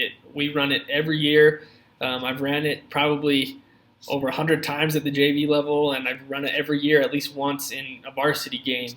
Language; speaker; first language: English; native; English